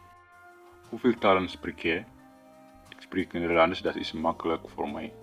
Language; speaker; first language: Dutch; non-native, fluent; Tigrinya